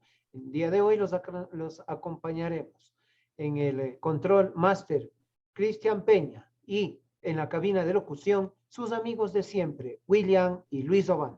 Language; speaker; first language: Spanish; native; Spanish